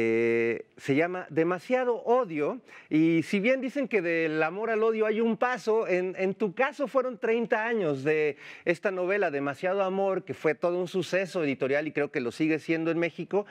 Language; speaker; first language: Spanish; native; Spanish